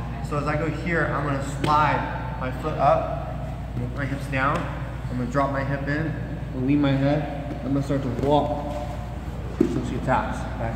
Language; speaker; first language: English; native; English